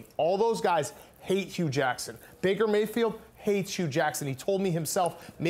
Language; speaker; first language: English; native; English